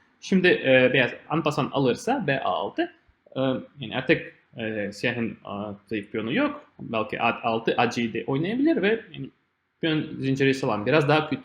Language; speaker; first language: Turkish; non-native, fluent; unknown